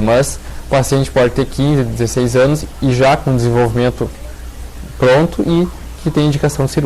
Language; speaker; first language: Portuguese; native; Portuguese